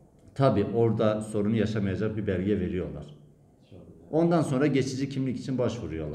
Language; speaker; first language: Turkish; native; Turkish